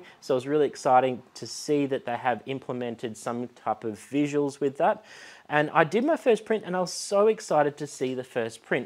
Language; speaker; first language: English; native; English